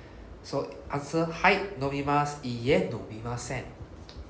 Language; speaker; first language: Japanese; non-native, fluent; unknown